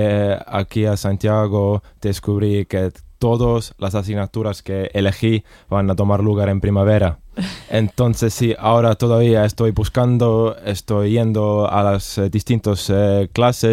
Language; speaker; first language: Spanish; non-native, fluent; Estonian